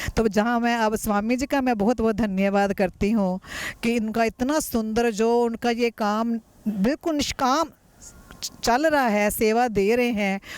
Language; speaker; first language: Hindi; native; Hindi